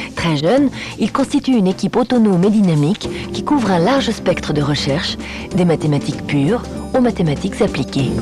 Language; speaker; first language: French; native; French